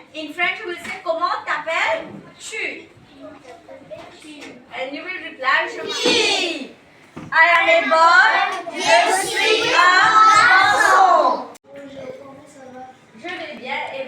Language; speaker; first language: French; non-native, fluent; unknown